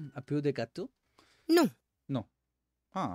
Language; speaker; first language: French; non-native, learner; Spanish